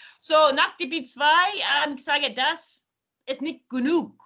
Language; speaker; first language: German; non-native, learner; English